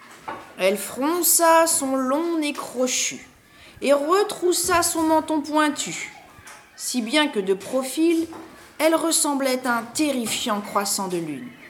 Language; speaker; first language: French; native; French